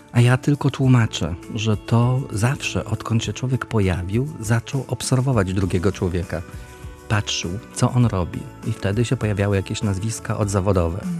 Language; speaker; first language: Polish; native; Polish